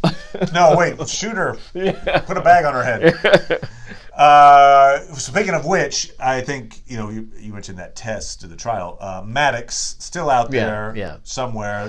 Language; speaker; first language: English; native; English